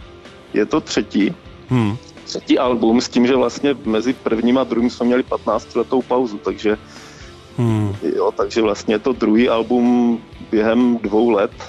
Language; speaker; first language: Czech; native; Czech